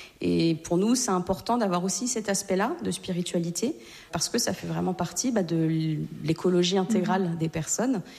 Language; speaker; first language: French; native; French